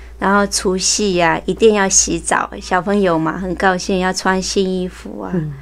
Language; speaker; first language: Chinese; early bilingual, heritage; Chinese